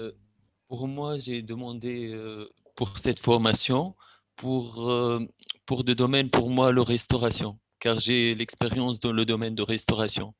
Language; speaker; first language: French; non-native, local second language; Arabic